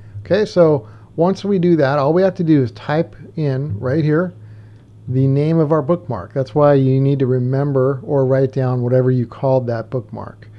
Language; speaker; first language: English; native; English